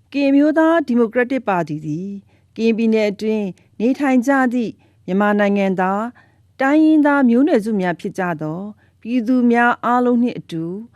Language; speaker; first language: Burmese; non-native, local second language; S'gaw Karen